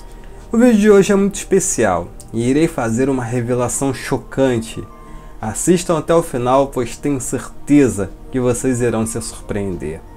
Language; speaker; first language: Portuguese; native; Portuguese